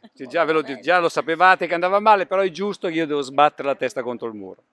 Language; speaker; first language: Italian; native; Italian